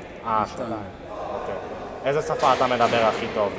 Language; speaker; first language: Hebrew; non-native, learner; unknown